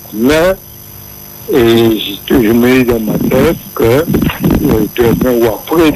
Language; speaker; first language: French; non-native, local second language; Guadeloupean Creole French